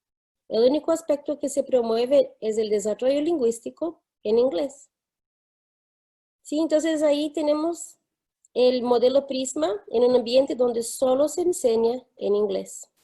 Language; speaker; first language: Spanish; non-native, fluent; English